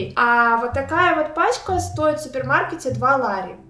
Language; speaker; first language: Russian; native; Russian